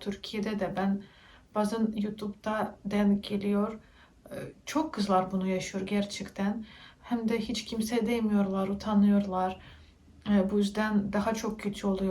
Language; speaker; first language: Turkish; non-native, learner; Russian